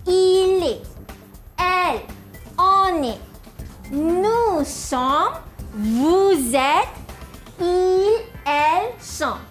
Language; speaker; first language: French; non-native, fluent; Malay